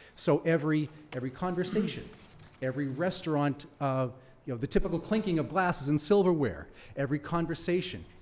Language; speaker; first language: English; native; English